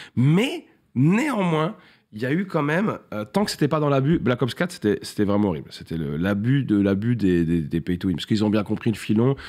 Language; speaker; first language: French; native; French